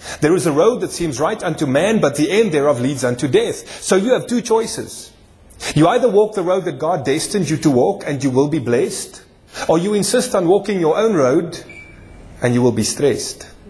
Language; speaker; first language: English; non-native, local second language; Afrikaans